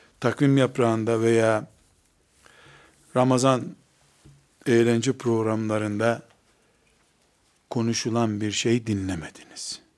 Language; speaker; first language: Turkish; native; Turkish